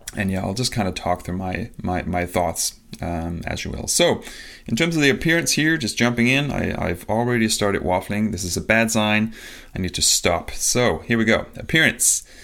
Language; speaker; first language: English; non-native, fluent; Danish